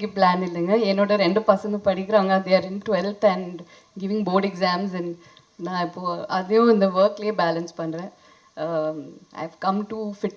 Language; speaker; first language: Tamil; non-native, fluent; Hindi